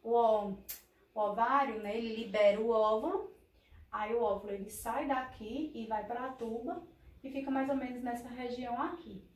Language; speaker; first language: Portuguese; native; Portuguese